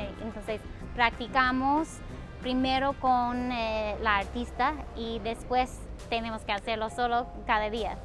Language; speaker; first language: Spanish; non-native, fluent; English